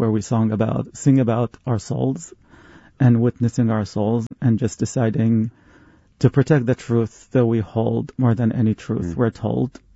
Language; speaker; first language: English; non-native, fluent; Arabic